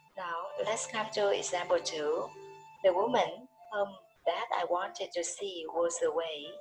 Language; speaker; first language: English; non-native, fluent; Vietnamese